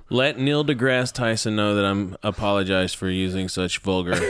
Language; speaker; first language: English; native; English